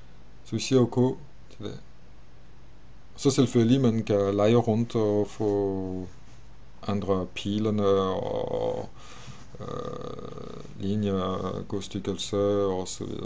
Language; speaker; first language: Danish; non-native, fluent; French